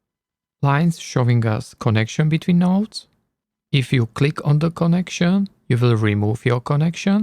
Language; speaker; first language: English; non-native, learner; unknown